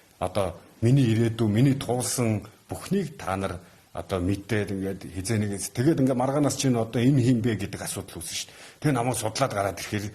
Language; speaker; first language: Mongolian; native; Mongolian